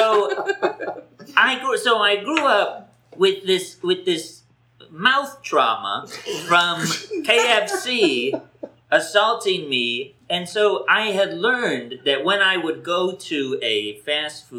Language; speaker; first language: English; native; English